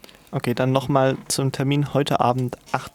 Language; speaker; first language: German; native; German